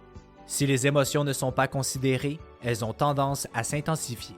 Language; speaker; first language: French; native; French